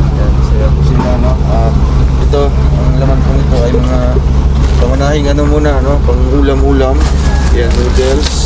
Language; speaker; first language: Filipino; non-native, local second language; Cebuano